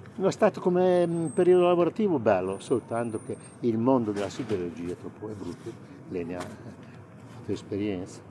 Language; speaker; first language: Italian; native; Italian